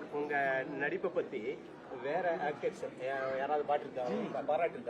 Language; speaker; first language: Tamil; native; Tamil